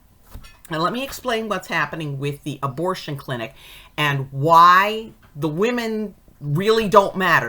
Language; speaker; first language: English; native; English